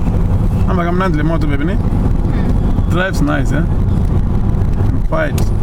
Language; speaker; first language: English; non-native, local second language; Zulu